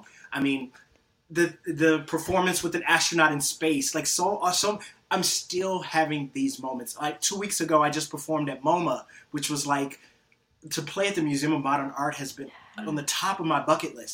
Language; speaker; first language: English; native; English